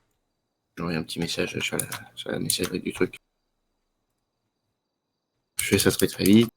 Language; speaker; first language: French; native; French